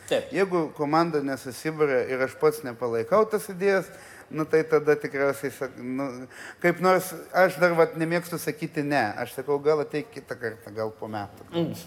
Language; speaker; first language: Lithuanian; early bilingual, other home language; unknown